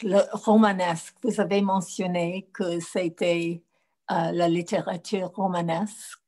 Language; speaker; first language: French; non-native, fluent; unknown